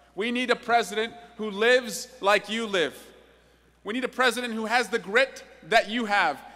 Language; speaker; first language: English; native; English